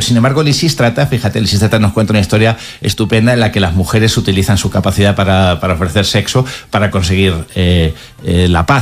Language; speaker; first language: Spanish; native; Spanish